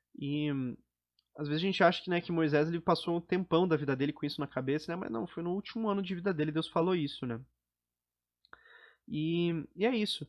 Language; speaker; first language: Portuguese; native; Portuguese